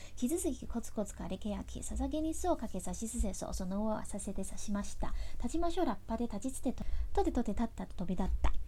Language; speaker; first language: Japanese; non-native, fluent; Chinese